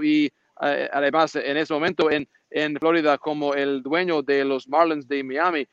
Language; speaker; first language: Spanish; non-native, learner; English